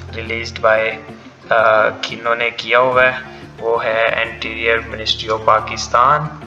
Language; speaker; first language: Urdu; non-native, local second language; Punjabi